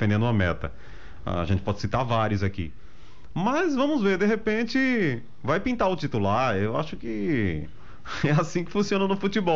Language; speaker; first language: Portuguese; native; Portuguese